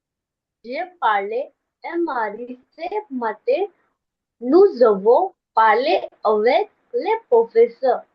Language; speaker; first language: French; non-native, learner; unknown